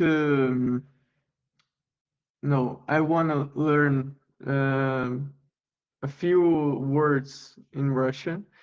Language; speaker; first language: English; non-native, learner; Portuguese